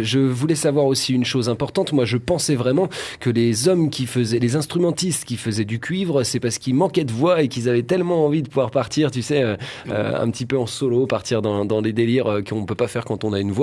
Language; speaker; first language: French; native; French